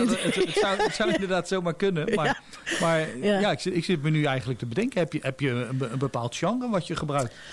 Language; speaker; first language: Dutch; native; Dutch